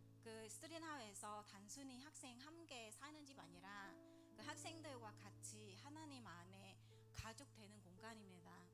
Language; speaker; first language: Korean; non-native, learner; Vietnamese